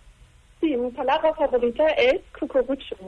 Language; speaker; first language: Spanish; non-native, learner; German